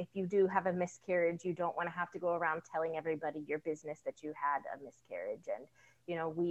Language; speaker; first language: English; native; English